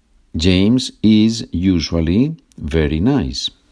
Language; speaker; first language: English; non-native, fluent; Spanish